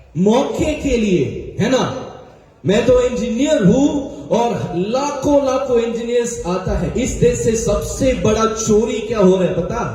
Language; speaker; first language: Hindi; early bilingual, heritage; Hindi